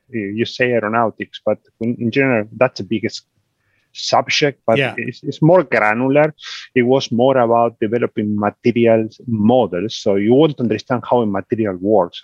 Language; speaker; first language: English; non-native, fluent; Spanish